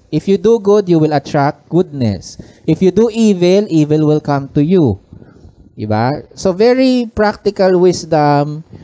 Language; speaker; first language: English; non-native, local second language; Filipino